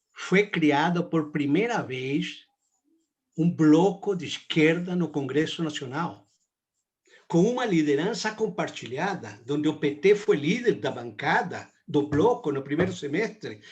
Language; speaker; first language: Portuguese; non-native, fluent; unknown